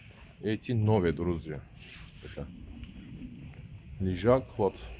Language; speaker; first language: Russian; non-native, learner; Turkish